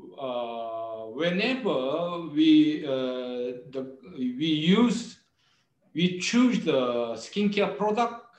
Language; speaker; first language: English; non-native, learner; Korean